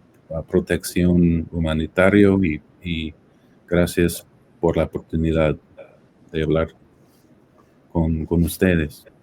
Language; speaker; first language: Spanish; non-native, fluent; English